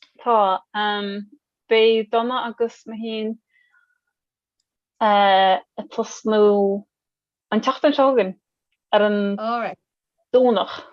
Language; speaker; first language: Irish; non-native, learner; English